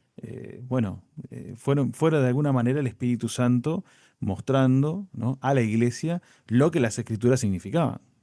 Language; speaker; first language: Spanish; native; Spanish